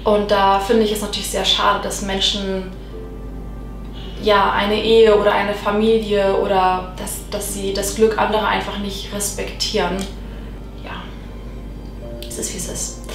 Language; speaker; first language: German; native; German